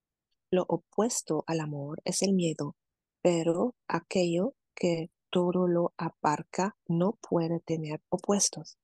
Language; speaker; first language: Spanish; non-native, fluent; German